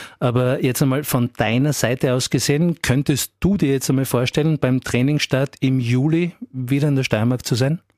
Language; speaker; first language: German; native; German